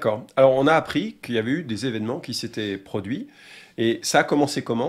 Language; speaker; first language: French; native; French